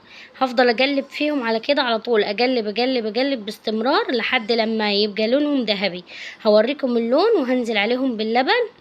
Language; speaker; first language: Arabic; native; Arabic